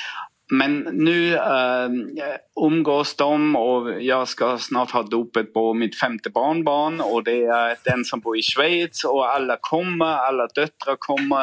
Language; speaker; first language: Swedish; non-native, fluent; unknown